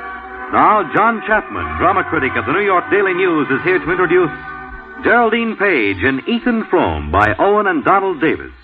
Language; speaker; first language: English; native; English